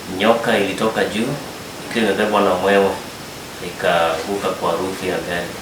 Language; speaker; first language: Swahili; non-native, local second language; Kamba